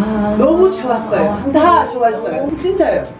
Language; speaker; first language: Korean; non-native, learner; English